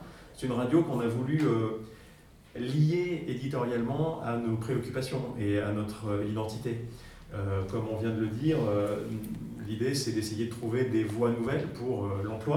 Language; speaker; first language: French; native; French